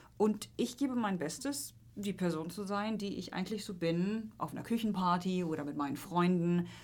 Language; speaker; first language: German; non-native, fluent; Polish